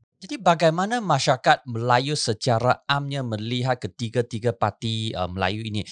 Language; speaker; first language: Malay; non-native, local second language; Chinese